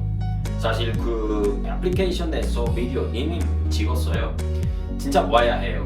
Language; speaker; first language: Korean; non-native, learner; Spanish